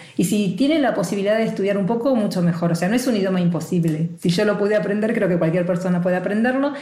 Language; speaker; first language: Spanish; native; Spanish